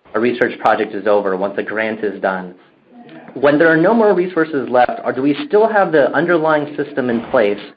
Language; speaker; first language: English; native; English